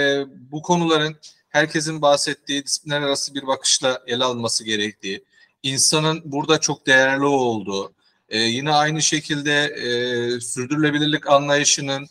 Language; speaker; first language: Turkish; native; Turkish